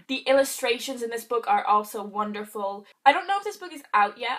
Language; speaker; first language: English; native; English